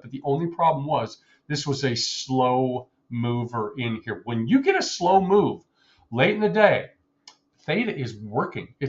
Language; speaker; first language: English; native; English